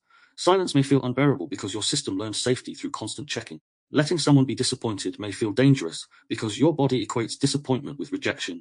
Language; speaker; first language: English; native; English